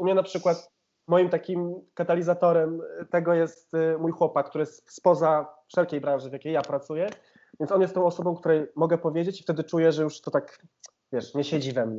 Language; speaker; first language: Polish; native; Polish